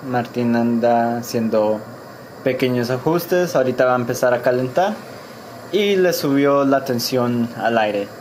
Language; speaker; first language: Spanish; early bilingual, heritage; Spanish